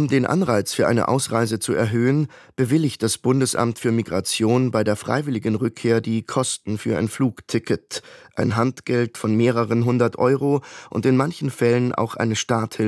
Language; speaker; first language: German; native; German